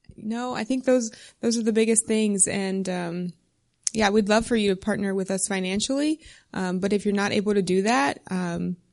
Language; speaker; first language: English; native; English